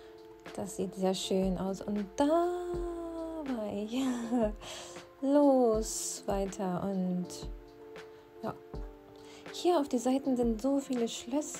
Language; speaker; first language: German; non-native, fluent; Urdu